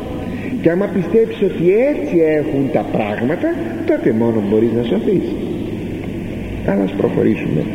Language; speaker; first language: Greek; native; Greek